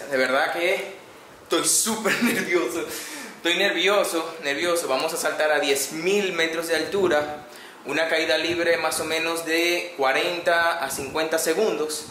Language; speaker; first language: Spanish; native; Spanish